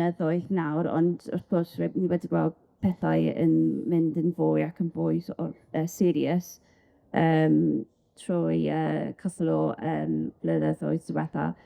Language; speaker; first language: Welsh; non-native, local second language; English